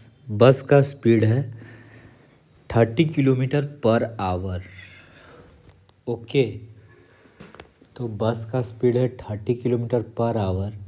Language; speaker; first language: Hindi; native; Hindi